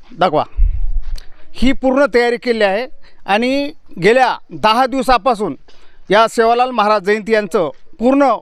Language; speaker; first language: Marathi; native; Marathi